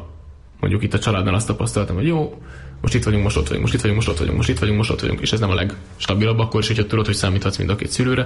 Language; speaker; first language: Hungarian; native; Hungarian